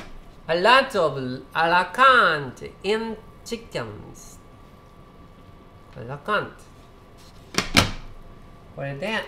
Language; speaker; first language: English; non-native, learner; Japanese